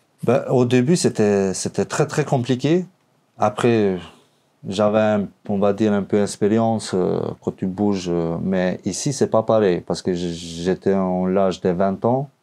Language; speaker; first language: French; non-native, learner; Albanian